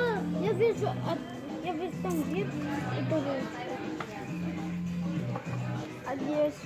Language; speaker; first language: Russian; early bilingual, other home language; Tajik